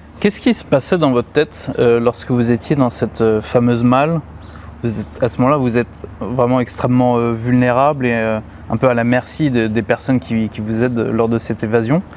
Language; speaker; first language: French; native; French